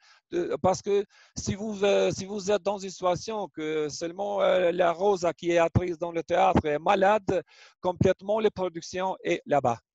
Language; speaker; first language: French; non-native, learner; Albanian